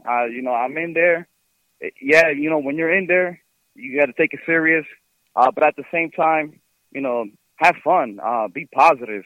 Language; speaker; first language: English; early bilingual, other home language; Spanish